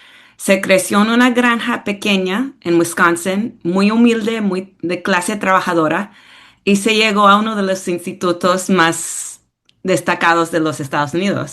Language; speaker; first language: Spanish; early bilingual, heritage; English